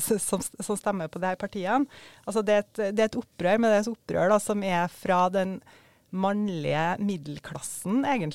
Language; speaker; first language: Norwegian; native; Norwegian